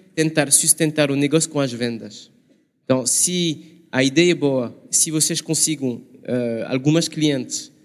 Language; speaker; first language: Portuguese; non-native, learner; French